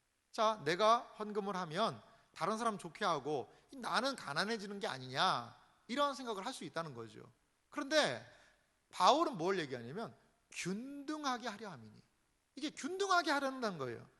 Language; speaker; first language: Korean; native; Korean